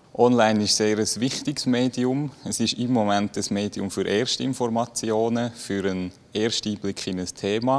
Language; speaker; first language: German; native; German